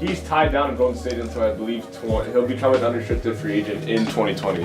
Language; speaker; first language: English; native; English